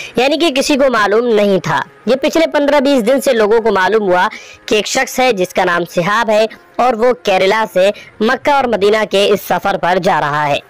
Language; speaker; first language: Hindi; native; Hindi